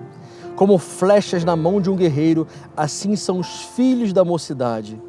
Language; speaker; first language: Portuguese; native; Portuguese